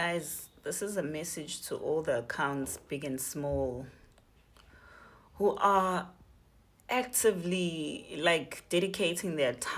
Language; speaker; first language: English; non-native, local second language; Zulu